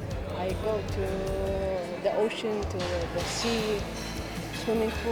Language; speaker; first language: English; non-native, learner; Arabic